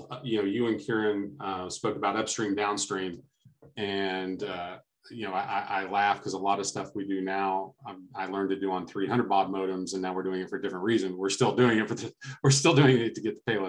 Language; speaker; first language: English; native; English